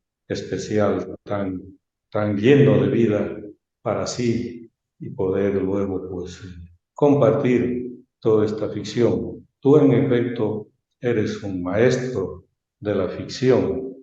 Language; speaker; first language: Spanish; native; Spanish